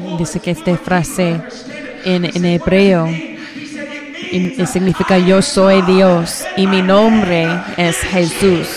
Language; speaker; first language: Spanish; non-native, learner; English